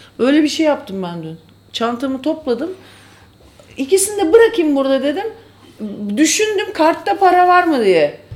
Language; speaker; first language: Turkish; native; Turkish